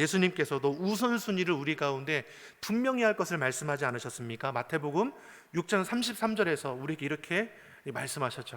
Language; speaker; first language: Korean; native; Korean